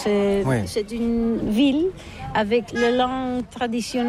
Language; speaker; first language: French; non-native, learner; Catalan